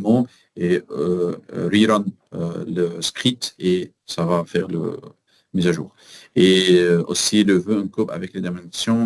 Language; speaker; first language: French; non-native, learner; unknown